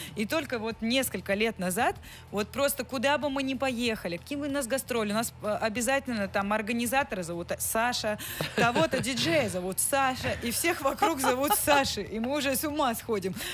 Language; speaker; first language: Russian; native; Russian